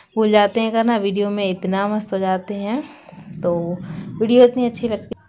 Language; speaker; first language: Hindi; native; Hindi